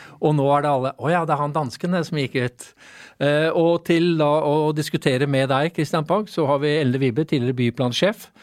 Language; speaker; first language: Norwegian; native; Norwegian